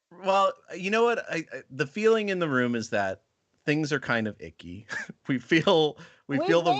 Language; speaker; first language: English; native; English